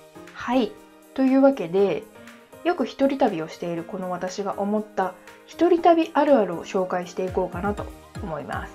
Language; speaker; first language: Japanese; native; Japanese